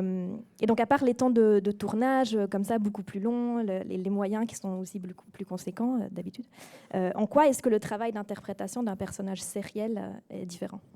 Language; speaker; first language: French; native; French